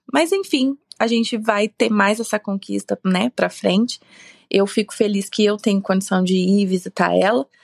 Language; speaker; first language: Portuguese; native; Portuguese